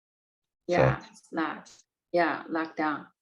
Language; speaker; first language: English; non-native, learner; Chinese